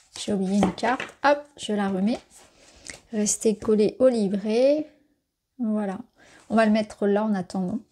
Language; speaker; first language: French; native; French